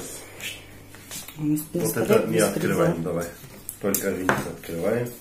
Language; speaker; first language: Russian; non-native, learner; Turkish